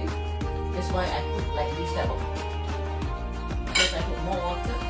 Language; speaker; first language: English; non-native, local second language; Malay